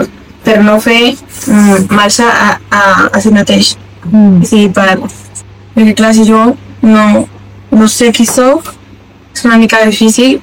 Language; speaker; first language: Catalan; non-native, local second language; Spanish